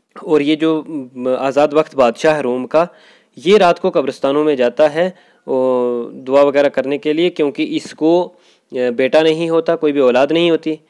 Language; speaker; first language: Urdu; non-native, local second language; Kashmiri